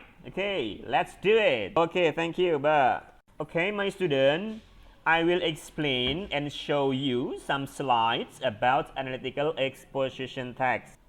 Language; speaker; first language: English; non-native, fluent; Indonesian